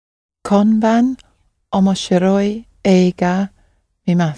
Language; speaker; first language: Japanese; non-native, learner; English